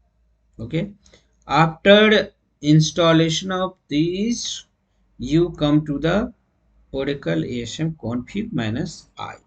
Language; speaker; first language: English; non-native, local second language; Hindi